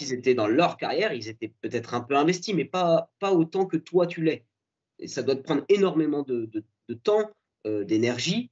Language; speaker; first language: French; native; French